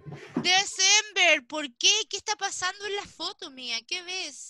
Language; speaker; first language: Spanish; native; Spanish